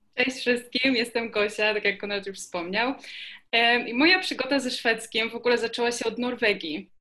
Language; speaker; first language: Polish; native; Polish